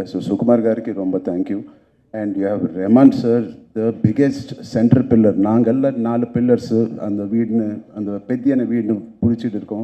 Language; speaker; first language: Tamil; non-native, local second language; Telugu